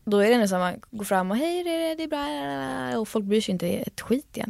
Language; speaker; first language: Swedish; native; Swedish